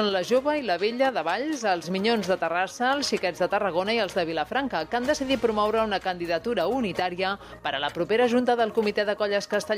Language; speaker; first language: Catalan; native; Catalan